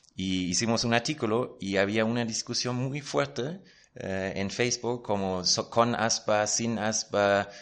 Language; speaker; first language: Spanish; non-native, fluent; German